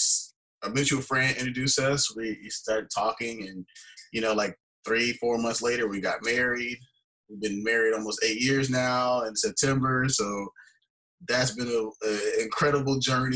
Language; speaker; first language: English; native; English